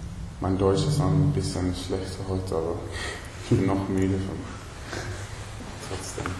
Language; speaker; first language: German; non-native, learner; Swedish